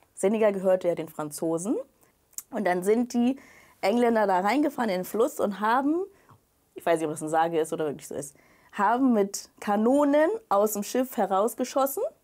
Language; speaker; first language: German; native; German